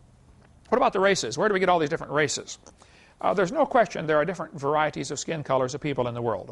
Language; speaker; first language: English; native; English